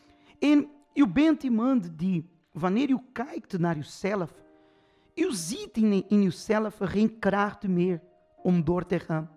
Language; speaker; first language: Dutch; non-native, fluent; Portuguese